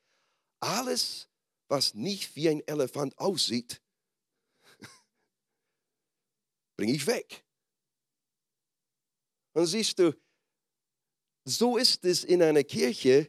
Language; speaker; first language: German; non-native, fluent; English